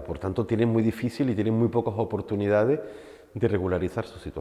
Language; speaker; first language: Spanish; native; Spanish